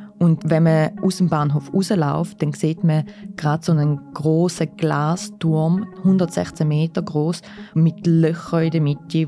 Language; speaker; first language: German; early bilingual, other home language; Russian